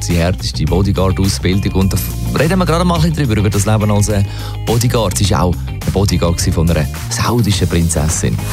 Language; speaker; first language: German; native; German